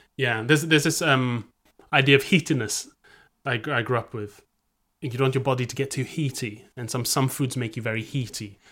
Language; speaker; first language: English; native; English